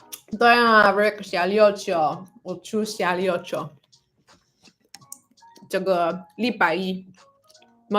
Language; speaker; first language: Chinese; non-native, learner; English